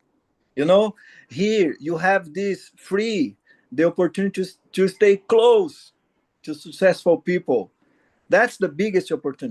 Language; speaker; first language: English; non-native, learner; Portuguese